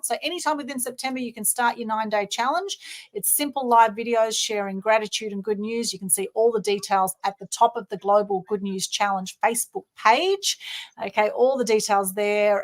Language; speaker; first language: English; native; English